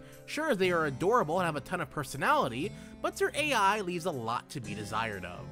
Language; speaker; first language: English; native; English